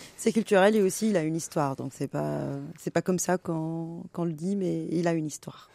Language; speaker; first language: French; non-native, local second language; Arabic